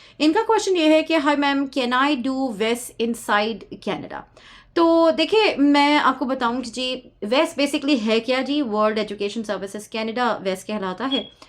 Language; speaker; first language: Urdu; native; Urdu